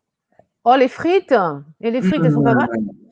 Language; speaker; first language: French; non-native, fluent; Portuguese